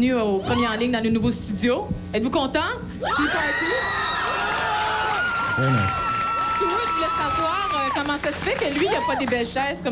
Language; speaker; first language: French; native; French